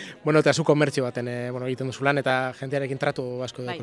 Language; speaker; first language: Basque; native; Basque